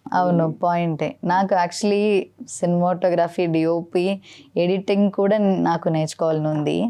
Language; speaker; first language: Telugu; non-native, learner; Malayalam